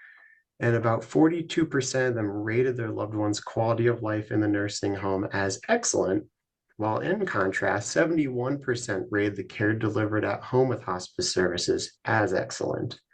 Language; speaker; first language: English; native; English